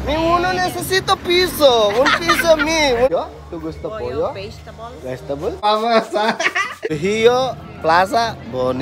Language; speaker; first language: Spanish; non-native, learner; Telugu